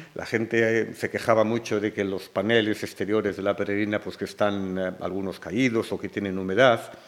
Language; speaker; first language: Spanish; native; Spanish